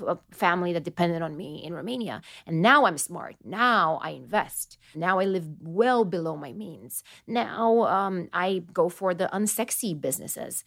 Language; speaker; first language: English; non-native, fluent; Romanian